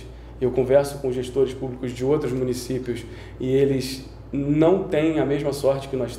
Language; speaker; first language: Portuguese; native; Portuguese